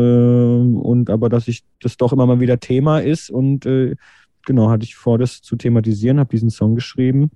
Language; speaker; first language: German; native; German